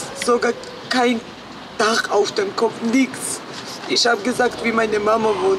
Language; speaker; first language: German; non-native, fluent; Georgian